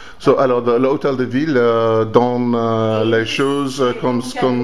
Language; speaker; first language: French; non-native, learner; English